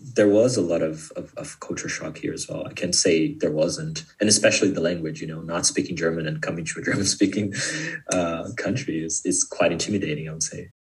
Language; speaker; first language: English; non-native, fluent; Portuguese